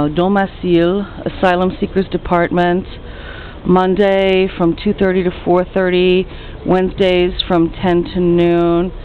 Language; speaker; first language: English; native; English